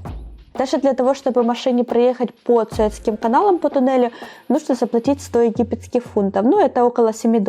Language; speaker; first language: Russian; native; Russian